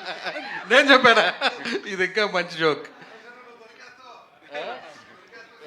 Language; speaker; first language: Telugu; native; Telugu